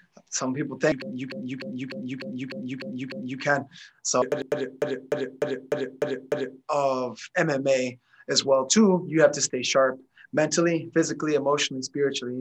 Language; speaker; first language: English; early bilingual, other home language; Spanish